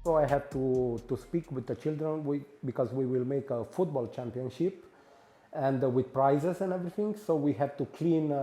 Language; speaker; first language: English; non-native, fluent; Romanian